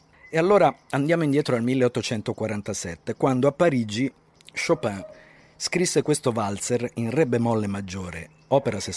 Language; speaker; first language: Italian; native; Italian